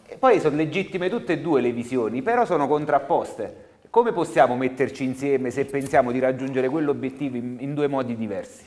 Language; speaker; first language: Italian; native; Italian